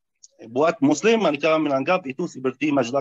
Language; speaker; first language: Indonesian; non-native, fluent; Arabic